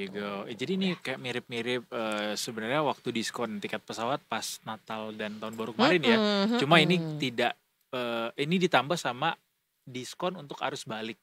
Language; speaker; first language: Indonesian; native; Indonesian